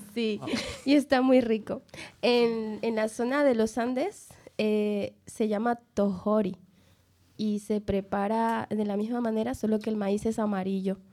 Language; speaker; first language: Spanish; native; Spanish